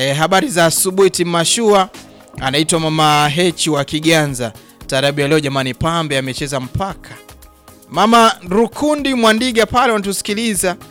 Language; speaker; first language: Swahili; native; Swahili